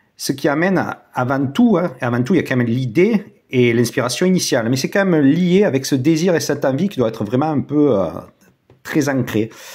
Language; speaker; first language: French; native; French